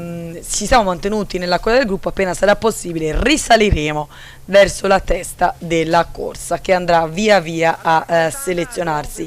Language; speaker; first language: Italian; native; Italian